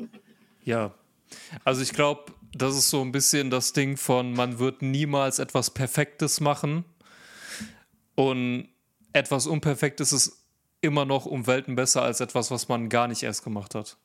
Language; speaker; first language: German; native; German